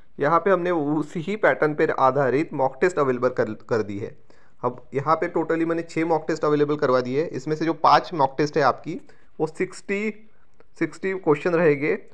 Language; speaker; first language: Hindi; non-native, local second language; Marathi